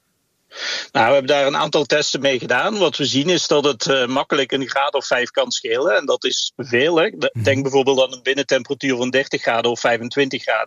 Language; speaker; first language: Dutch; native; Dutch